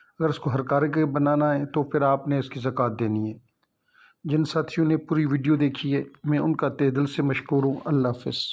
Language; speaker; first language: Urdu; non-native, local second language; Sindhi